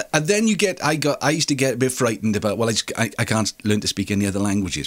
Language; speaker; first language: English; non-native, local second language; Welsh